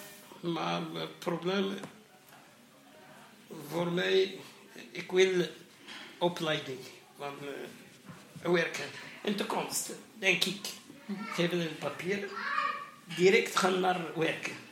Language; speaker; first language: Dutch; non-native, learner; Arabic